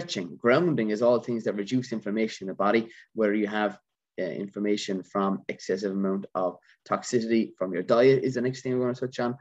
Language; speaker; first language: English; native; English